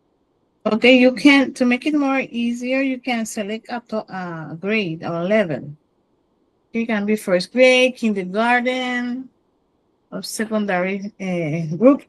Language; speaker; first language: English; non-native, learner; Spanish